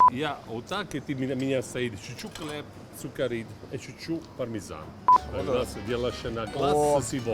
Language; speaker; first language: Russian; non-native, learner; Italian